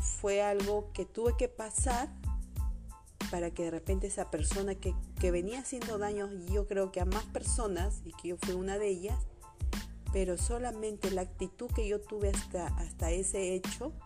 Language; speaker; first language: Spanish; native; Spanish